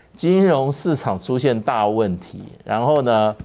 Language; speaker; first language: Chinese; native; Chinese